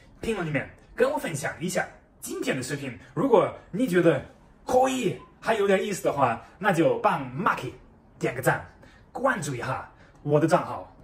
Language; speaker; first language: Chinese; non-native, fluent; German